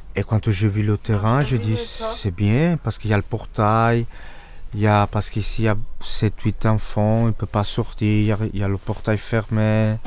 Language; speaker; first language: French; non-native, local second language; Mandingo